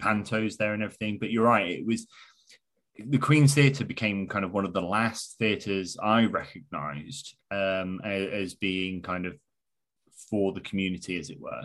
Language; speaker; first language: English; native; English